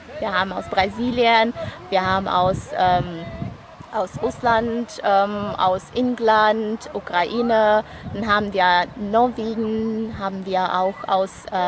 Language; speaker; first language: German; non-native, fluent; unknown